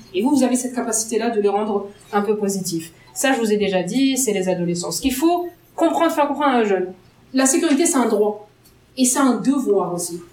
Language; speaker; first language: French; non-native, local second language; Arabic